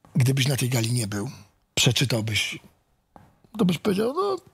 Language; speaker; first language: Polish; native; Polish